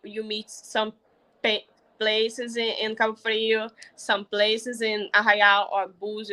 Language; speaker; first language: English; non-native, learner; Portuguese